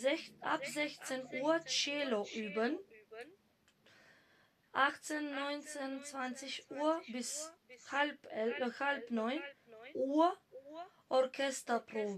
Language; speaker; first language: German; non-native, fluent; Macedonian